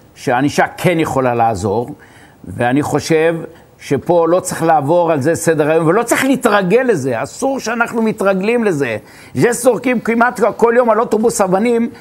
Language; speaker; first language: Hebrew; native; Hebrew